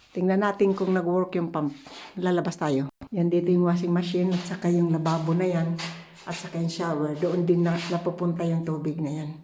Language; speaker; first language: Filipino; native; Filipino